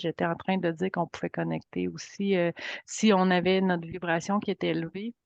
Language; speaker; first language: French; native; French